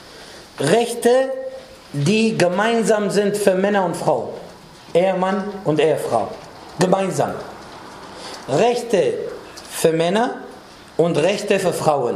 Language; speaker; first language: German; non-native, fluent; Arabic